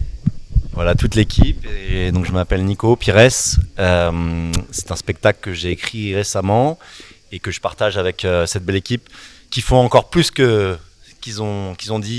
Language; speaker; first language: French; native; French